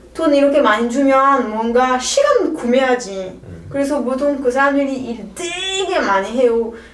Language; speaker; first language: Korean; non-native, learner; French